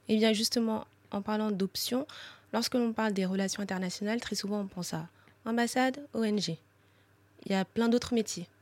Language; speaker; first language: French; native; French